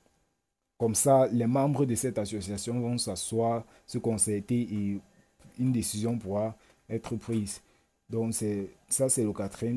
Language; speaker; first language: French; native; French